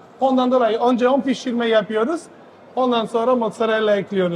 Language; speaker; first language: Turkish; non-native, fluent; Italian